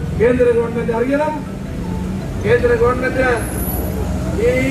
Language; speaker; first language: Malayalam; native; Malayalam